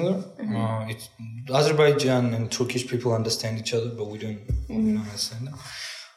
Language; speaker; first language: English; non-native, fluent; Georgian